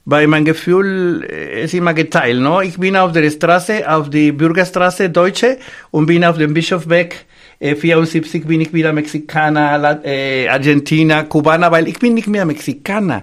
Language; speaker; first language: German; non-native, fluent; Spanish